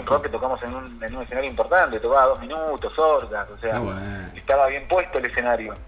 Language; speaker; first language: Spanish; native; Spanish